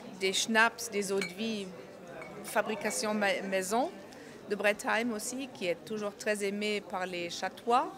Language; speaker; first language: French; non-native, fluent; German